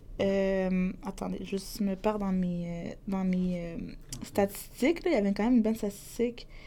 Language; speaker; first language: French; early bilingual, other home language; Spanish